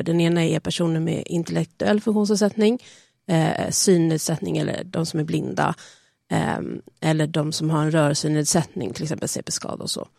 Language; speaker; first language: Swedish; native; Swedish